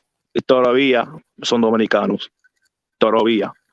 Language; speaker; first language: Spanish; early bilingual, heritage; English